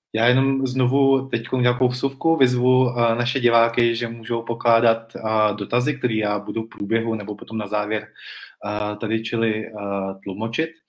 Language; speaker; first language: Czech; native; Czech